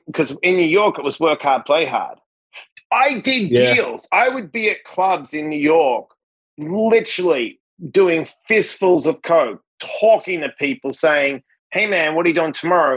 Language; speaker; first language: English; native; English